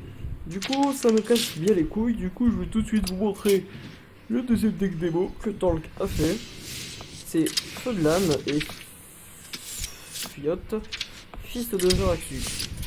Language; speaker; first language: French; native; French